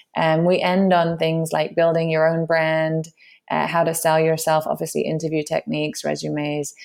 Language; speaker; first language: English; native; English